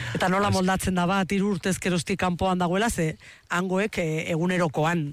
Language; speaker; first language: Basque; native; Basque